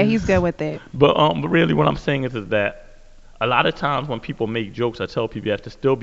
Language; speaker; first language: English; native; English